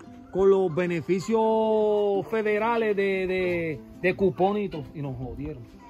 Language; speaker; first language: Spanish; early bilingual, heritage; Spanish